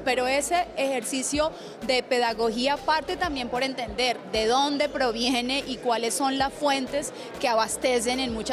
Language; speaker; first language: Spanish; native; Spanish